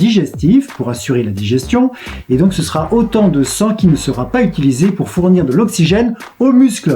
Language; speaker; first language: French; native; French